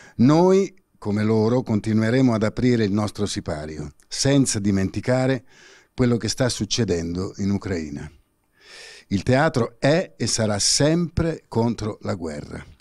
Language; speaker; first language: Italian; native; Italian